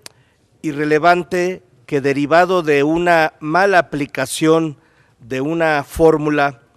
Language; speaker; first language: Spanish; native; Spanish